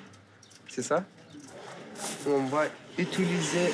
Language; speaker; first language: French; non-native, learner; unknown